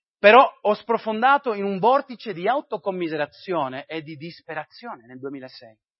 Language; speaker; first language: Italian; non-native, fluent; English